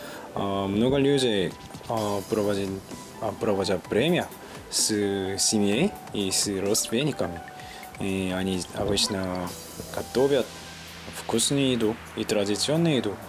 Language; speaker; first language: Russian; non-native, learner; Korean